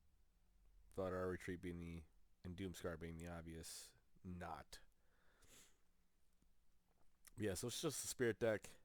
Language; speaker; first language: English; native; English